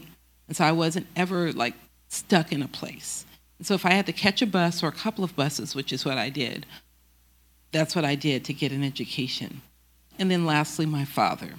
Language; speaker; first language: English; native; English